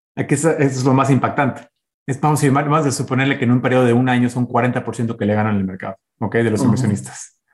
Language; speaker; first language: Spanish; early bilingual, heritage; Spanish